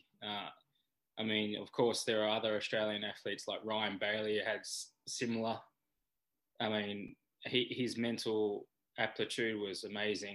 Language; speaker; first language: English; native; English